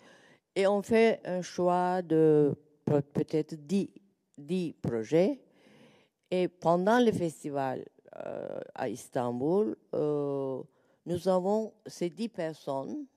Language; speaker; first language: French; non-native, learner; Turkish